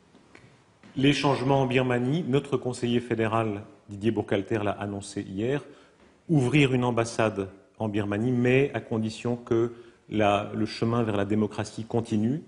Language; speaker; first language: French; native; French